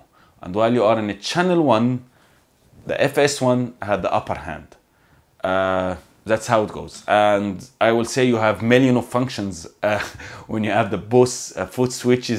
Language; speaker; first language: English; non-native, fluent; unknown